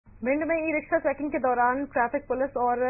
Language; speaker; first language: Hindi; native; Hindi